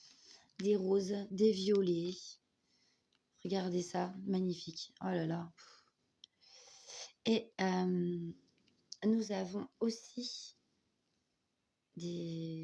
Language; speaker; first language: French; native; French